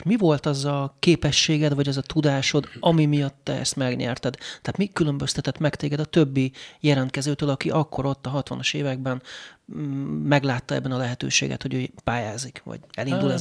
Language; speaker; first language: Hungarian; native; Hungarian